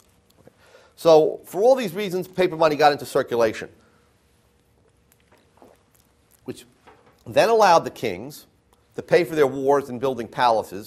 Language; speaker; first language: English; native; English